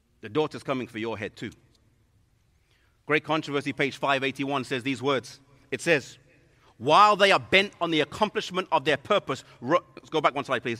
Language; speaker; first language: English; native; English